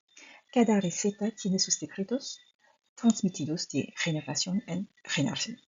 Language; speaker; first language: Spanish; non-native, fluent; French